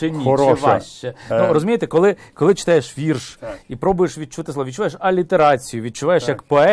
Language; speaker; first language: Ukrainian; native; Ukrainian